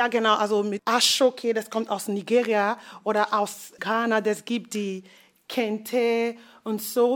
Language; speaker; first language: German; non-native, fluent; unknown